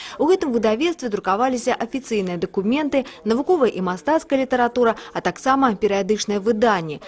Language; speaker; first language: Belarusian; native; Belarusian